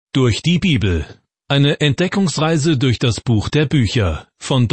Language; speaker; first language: German; native; German